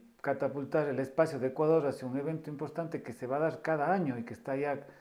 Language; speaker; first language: Spanish; native; Spanish